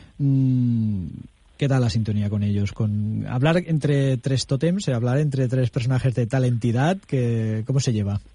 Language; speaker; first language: Spanish; non-native, local second language; Catalan